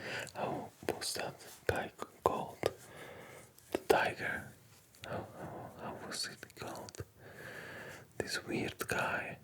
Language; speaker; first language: English; non-native, fluent; Polish